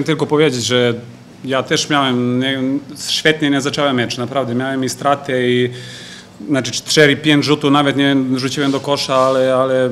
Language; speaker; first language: Polish; non-native, fluent; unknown